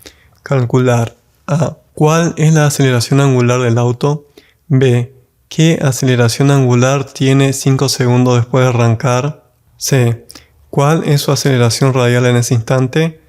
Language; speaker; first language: Spanish; native; Spanish